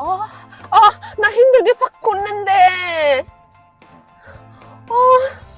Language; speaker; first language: Korean; non-native, fluent; Arabic